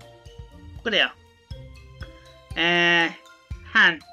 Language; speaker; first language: Japanese; non-native, learner; Spanish